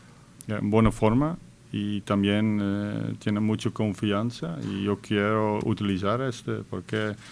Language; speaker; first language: Spanish; non-native, fluent; Dutch